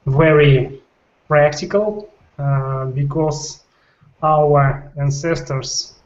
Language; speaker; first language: English; non-native, learner; Russian